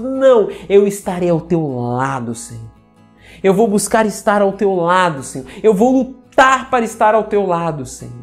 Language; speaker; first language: Portuguese; native; Portuguese